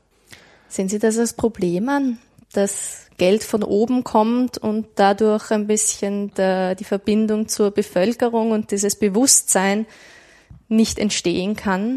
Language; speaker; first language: German; native; German